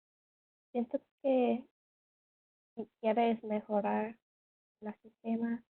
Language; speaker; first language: Spanish; non-native, learner; English